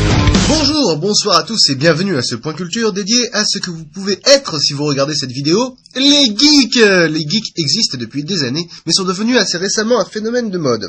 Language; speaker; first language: French; native; French